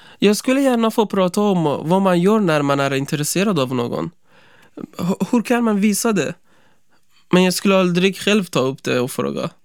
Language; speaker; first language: Swedish; non-native, fluent; Persian